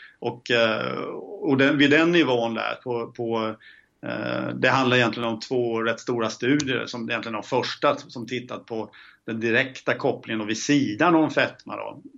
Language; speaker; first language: Swedish; native; Swedish